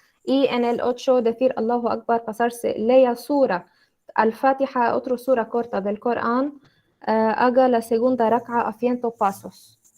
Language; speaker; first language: Spanish; non-native, learner; Arabic